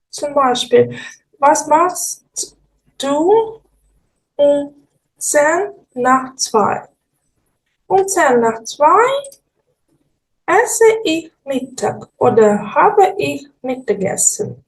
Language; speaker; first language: German; non-native, fluent; Ukrainian